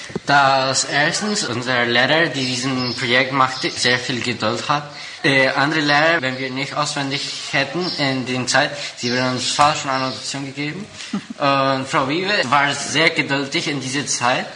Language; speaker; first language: German; non-native, local second language; Spanish